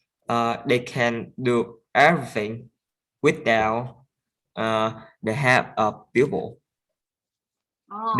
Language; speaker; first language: English; non-native, learner; Vietnamese